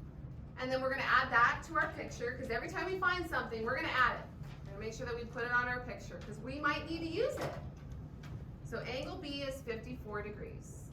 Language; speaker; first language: English; native; English